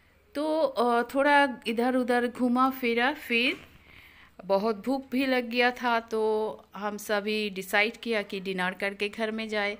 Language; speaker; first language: Hindi; non-native, local second language; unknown